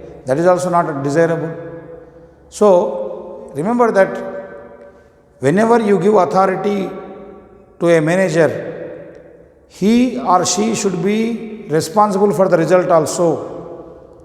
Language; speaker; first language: English; non-native, local second language; Telugu